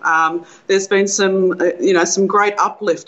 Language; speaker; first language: English; native; English